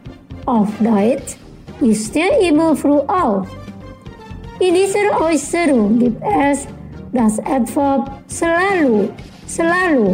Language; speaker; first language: German; non-native, fluent; Indonesian